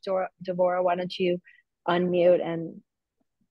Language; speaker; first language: English; native; English